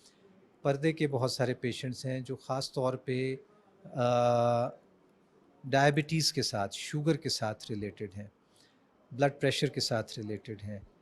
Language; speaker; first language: Urdu; native; Urdu